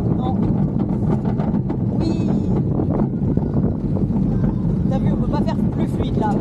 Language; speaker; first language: French; native; French